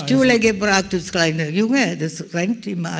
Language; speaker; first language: German; non-native, learner; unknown